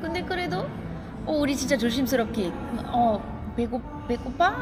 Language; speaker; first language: Korean; non-native, fluent; French